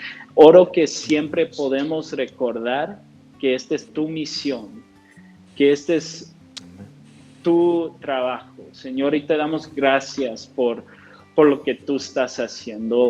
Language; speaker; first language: Spanish; non-native, fluent; English